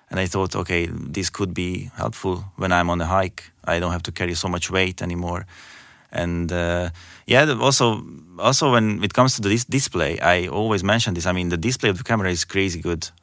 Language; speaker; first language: English; non-native, fluent; Hungarian